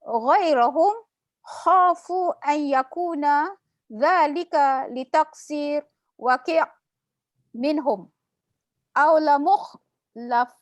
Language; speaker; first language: Arabic; non-native, learner; Malay